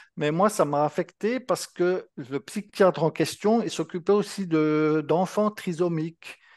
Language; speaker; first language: French; native; French